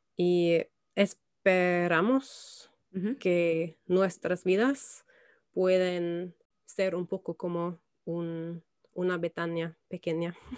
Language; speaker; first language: Spanish; non-native, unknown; German